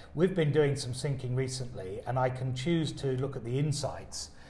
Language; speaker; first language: English; native; English